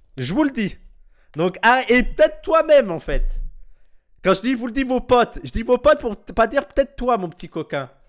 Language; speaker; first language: French; native; French